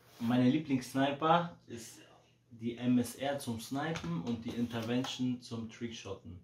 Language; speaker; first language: German; early bilingual, heritage; Polish